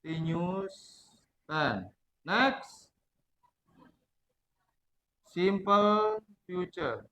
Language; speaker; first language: English; non-native, learner; Javanese